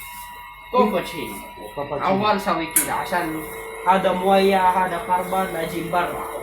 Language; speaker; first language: Arabic; non-native, learner; Filipino